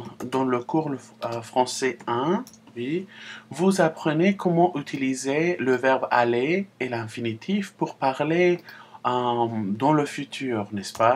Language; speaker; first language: French; non-native, fluent; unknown